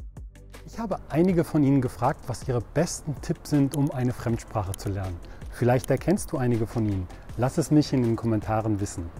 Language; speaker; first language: German; native; German